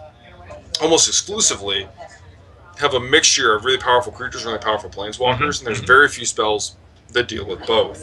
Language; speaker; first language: English; native; English